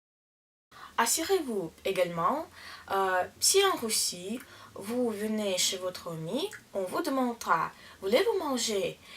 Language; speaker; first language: French; non-native, learner; Russian